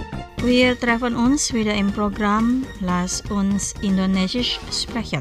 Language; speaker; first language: German; non-native, fluent; Indonesian